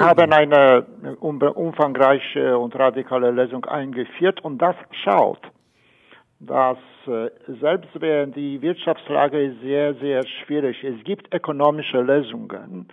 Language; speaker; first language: German; non-native, fluent; Polish